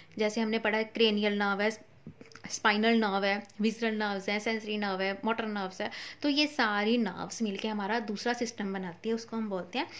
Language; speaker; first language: Hindi; non-native, local second language; Punjabi